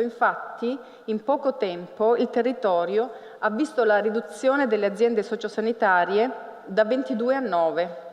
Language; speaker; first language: Italian; native; Italian